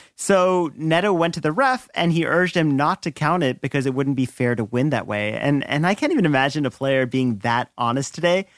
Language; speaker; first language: English; native; English